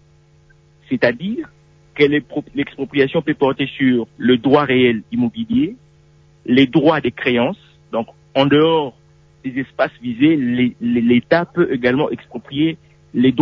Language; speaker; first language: French; non-native, local second language; Lingala